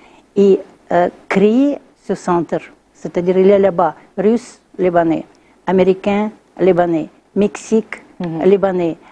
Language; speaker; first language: French; non-native, learner; Russian